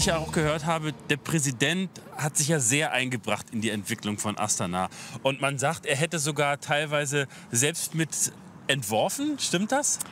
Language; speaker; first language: German; native; German